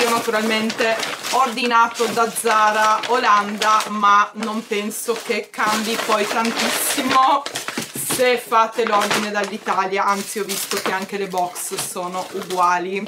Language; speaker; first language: Italian; native; Italian